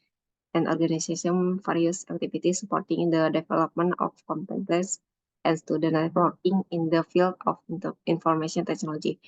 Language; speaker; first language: English; non-native, learner; Indonesian